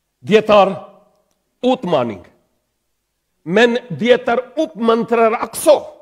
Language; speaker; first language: Swedish; non-native, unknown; Pahari-Potwari